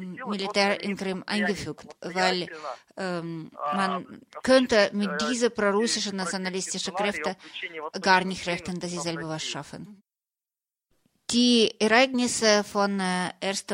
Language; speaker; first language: German; non-native, fluent; Russian